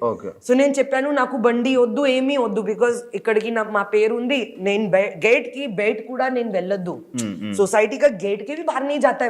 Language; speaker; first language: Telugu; non-native, learner; Hindi